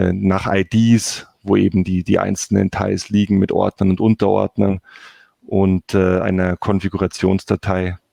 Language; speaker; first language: German; native; German